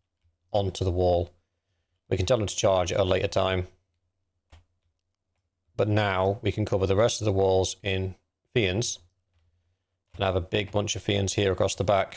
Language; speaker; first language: English; native; English